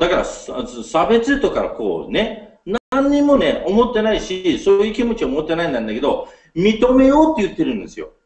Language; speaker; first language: Japanese; non-native, fluent; English